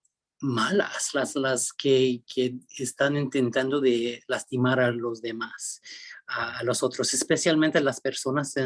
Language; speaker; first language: Spanish; early bilingual, heritage; Spanish